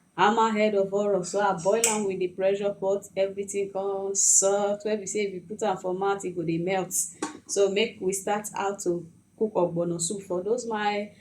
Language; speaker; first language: Nigerian Pidgin; non-native, local second language; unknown